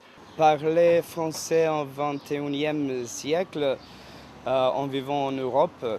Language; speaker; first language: French; non-native, fluent; Serbian